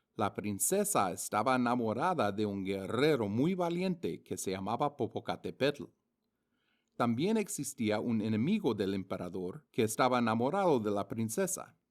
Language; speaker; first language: Spanish; non-native, fluent; English